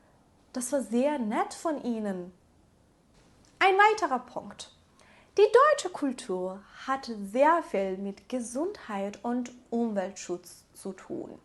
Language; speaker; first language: German; non-native, fluent; Persian